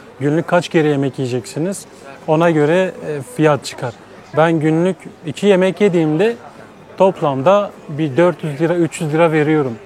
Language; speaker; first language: Turkish; native; Turkish